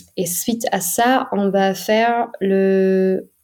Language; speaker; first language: French; non-native, fluent; English